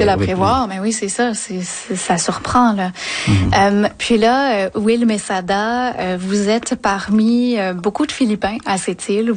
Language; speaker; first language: French; native; French